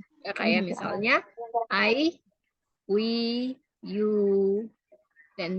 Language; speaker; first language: English; non-native, fluent; Indonesian